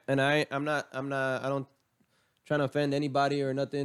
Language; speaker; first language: English; early bilingual, other home language; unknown